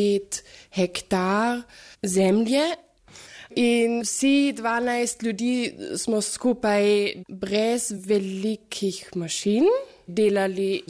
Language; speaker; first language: Slovenian; non-native, fluent; German